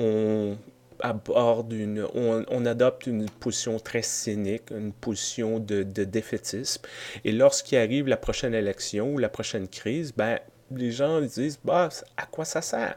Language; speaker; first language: French; native; French